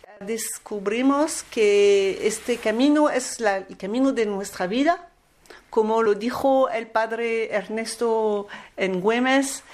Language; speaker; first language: Spanish; non-native, learner; French